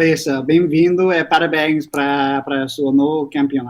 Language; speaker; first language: Portuguese; non-native, learner; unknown